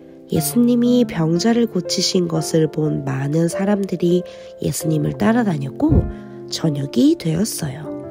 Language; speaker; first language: Korean; native; Korean